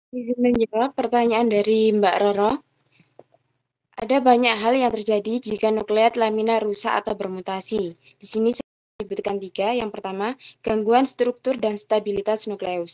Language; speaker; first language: Indonesian; native; Indonesian